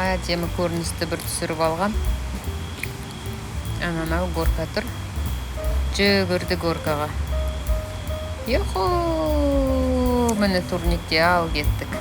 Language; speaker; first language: Kazakh; native; Kazakh